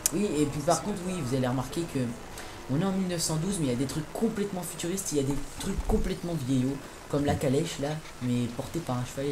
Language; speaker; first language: French; native; French